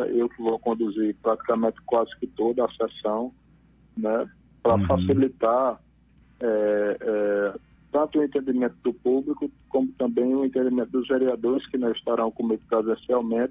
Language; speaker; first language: Portuguese; native; Portuguese